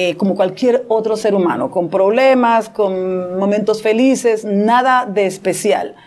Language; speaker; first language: Spanish; native; Spanish